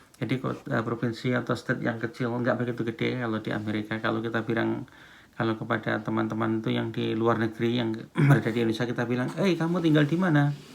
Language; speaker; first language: Indonesian; non-native, local second language; Javanese